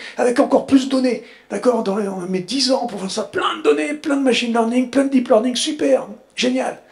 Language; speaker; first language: French; native; French